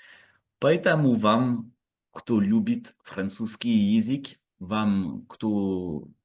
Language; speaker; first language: Russian; non-native, learner; French